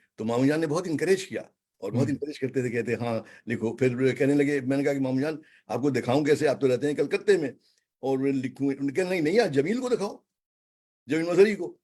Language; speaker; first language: Urdu; native; Urdu